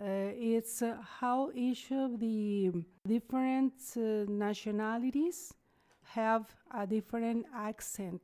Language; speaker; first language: English; non-native, learner; Spanish